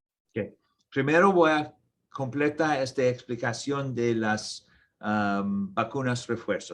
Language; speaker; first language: Spanish; non-native, learner; English